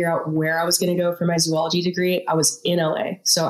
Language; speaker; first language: English; native; English